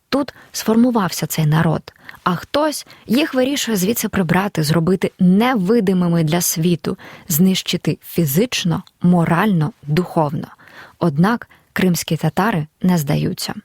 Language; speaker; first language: Ukrainian; native; Ukrainian